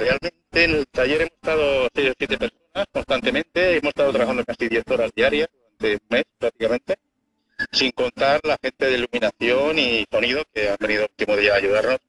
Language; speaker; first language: Spanish; native; Spanish